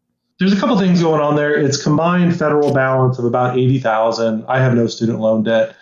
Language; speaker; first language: English; native; English